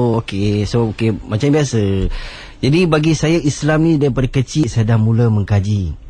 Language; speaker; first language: Malay; non-native, local second language; Chinese